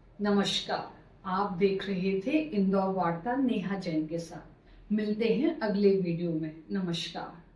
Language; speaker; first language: Hindi; native; Hindi